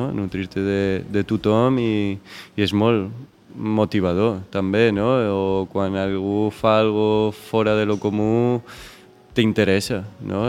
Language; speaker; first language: Catalan; non-native, local second language; Spanish